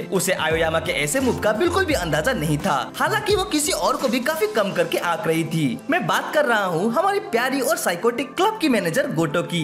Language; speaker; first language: Hindi; native; Hindi